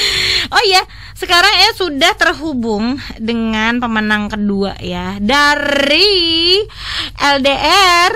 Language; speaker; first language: Indonesian; native; Indonesian